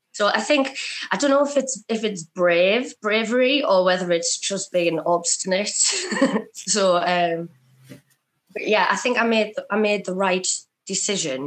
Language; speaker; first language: English; native; English